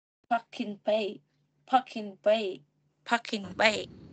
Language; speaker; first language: English; non-native, learner; Vietnamese